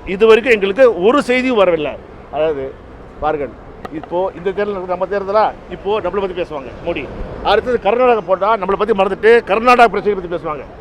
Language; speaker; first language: Tamil; native; Tamil